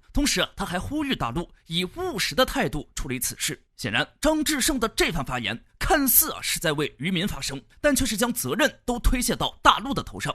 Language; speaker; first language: Chinese; native; Chinese